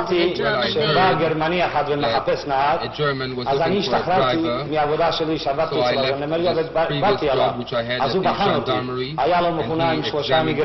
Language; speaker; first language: Hebrew; non-native, fluent; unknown